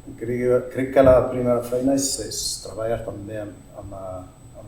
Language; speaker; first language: Catalan; non-native, fluent; Berber languages